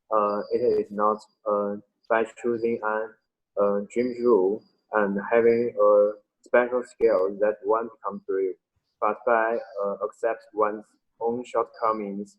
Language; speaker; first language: English; non-native, learner; Chinese